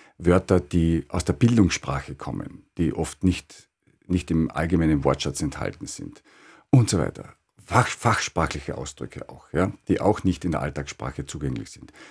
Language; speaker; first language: German; native; German